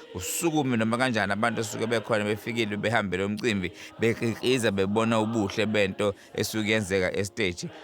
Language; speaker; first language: Zulu; native; Zulu